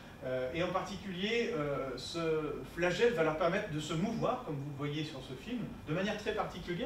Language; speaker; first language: French; native; French